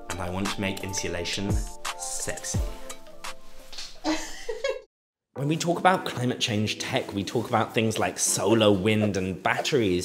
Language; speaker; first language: English; native; English